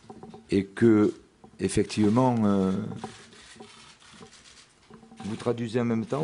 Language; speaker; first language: French; native; French